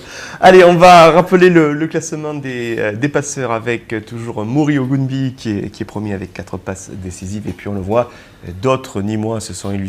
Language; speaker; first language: French; native; French